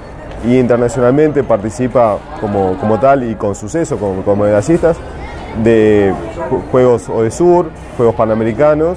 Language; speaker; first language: Spanish; native; Spanish